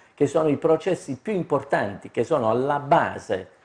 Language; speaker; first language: Italian; native; Italian